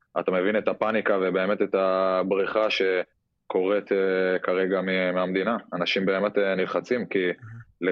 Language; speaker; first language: Hebrew; native; Hebrew